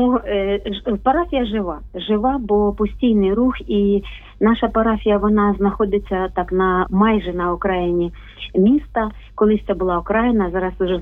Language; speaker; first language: Ukrainian; native; Ukrainian